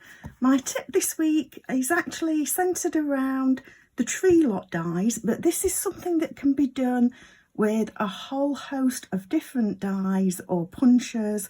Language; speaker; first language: English; native; English